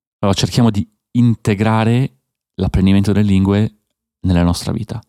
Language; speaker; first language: Italian; native; Italian